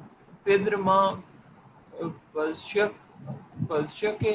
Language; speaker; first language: Persian; non-native, learner; Urdu